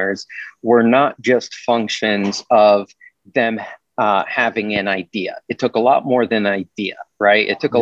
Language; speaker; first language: English; native; English